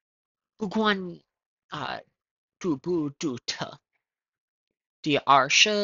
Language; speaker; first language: Chinese; non-native, learner; English